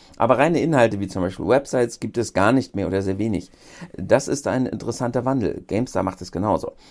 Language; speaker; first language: German; native; German